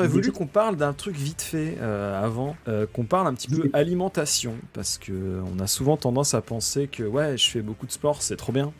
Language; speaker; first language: French; native; French